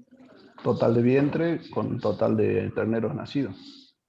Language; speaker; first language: Spanish; native; Spanish